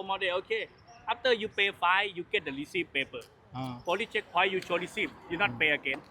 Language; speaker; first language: English; non-native, learner; Thai